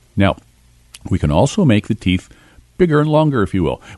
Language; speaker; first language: English; native; English